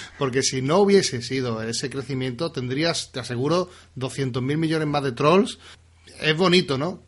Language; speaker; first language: Spanish; native; Spanish